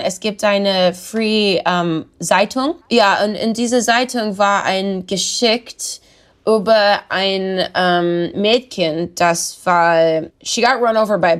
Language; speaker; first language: German; non-native, learner; English